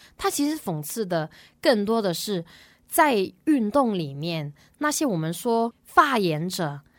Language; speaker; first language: Chinese; non-native, local second language; Cantonese